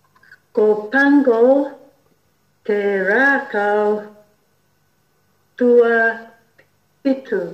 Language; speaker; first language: Māori; non-native, learner; English